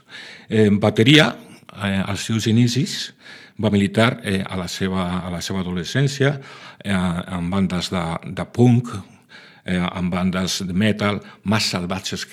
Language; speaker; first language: Catalan; non-native, local second language; Spanish